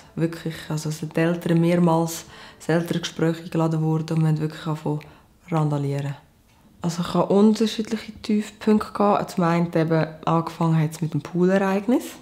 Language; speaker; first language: German; early bilingual, other home language; Portuguese